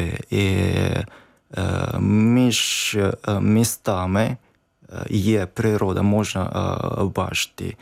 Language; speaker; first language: Ukrainian; non-native, learner; Japanese